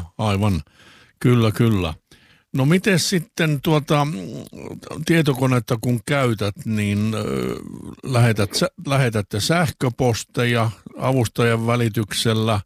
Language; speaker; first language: Finnish; native; Finnish